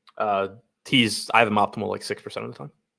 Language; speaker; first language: English; native; English